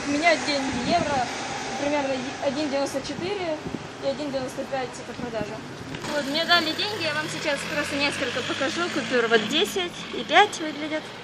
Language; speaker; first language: Russian; native; Russian